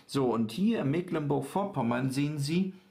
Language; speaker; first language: German; native; German